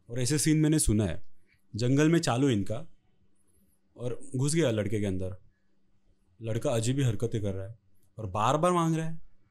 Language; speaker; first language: Hindi; non-native, local second language; Marathi